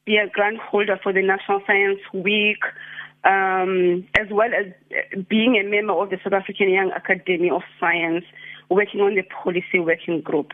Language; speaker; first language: English; non-native, local second language; Xhosa